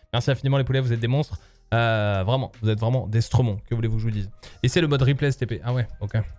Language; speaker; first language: French; native; French